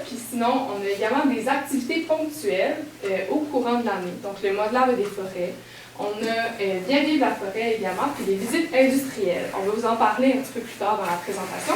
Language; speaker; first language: French; native; French